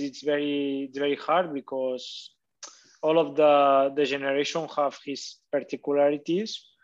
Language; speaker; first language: English; non-native, learner; Catalan